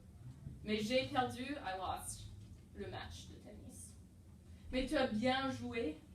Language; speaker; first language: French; non-native, fluent; English